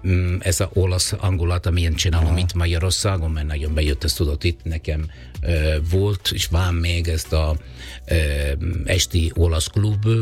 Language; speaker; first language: Hungarian; non-native, learner; Italian